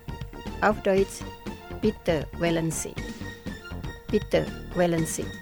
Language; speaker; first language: German; non-native, fluent; Indonesian